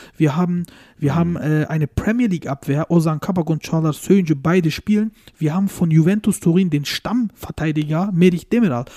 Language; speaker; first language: German; early bilingual, other home language; Turkish